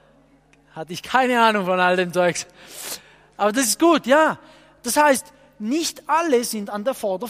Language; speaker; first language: German; non-native, fluent; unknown